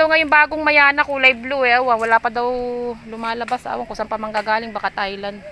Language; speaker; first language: Filipino; native; Filipino